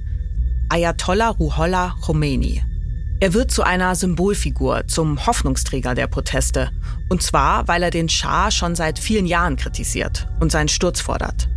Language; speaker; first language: German; native; German